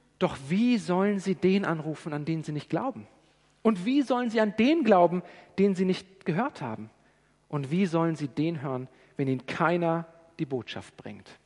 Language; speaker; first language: German; native; German